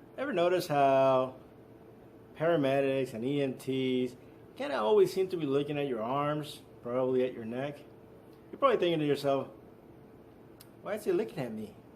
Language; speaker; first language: English; native; English